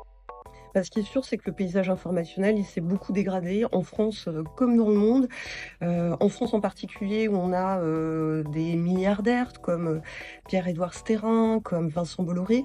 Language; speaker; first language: French; native; French